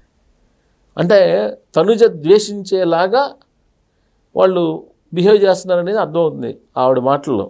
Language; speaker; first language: Telugu; native; Telugu